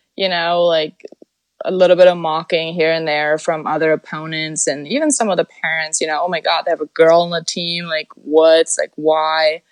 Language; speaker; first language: English; non-native, fluent; German